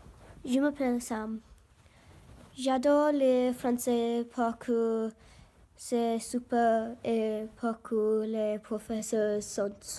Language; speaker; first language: French; non-native, learner; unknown